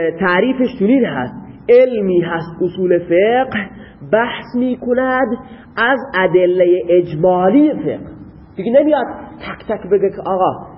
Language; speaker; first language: Persian; non-native, local second language; Baluchi